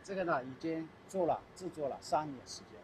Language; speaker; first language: Chinese; native; Chinese